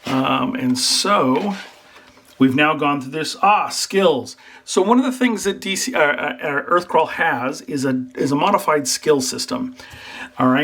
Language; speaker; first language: English; native; English